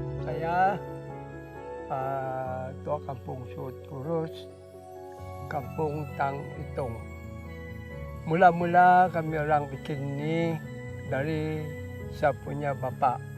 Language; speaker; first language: Indonesian; non-native, local second language; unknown